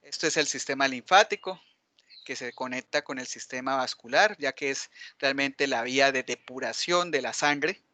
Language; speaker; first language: Spanish; native; Spanish